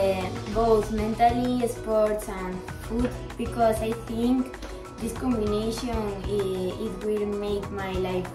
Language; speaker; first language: English; non-native, fluent; Spanish